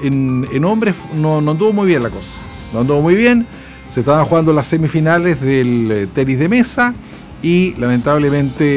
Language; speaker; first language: Spanish; native; Spanish